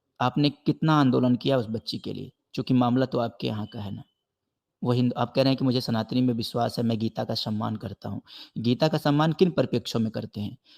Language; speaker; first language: Hindi; native; Hindi